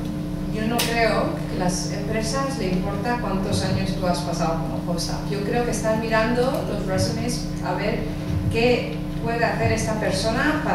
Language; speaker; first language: Spanish; early bilingual, heritage; English